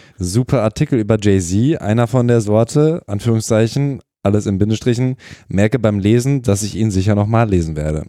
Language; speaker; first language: German; native; German